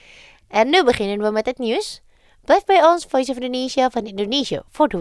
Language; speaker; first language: Dutch; non-native, fluent; Indonesian